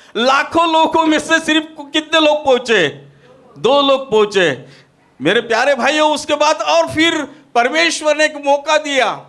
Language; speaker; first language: Hindi; non-native, local second language; Marathi